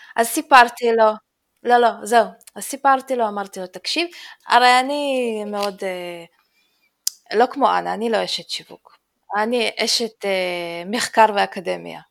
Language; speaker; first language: Hebrew; early bilingual, other home language; Russian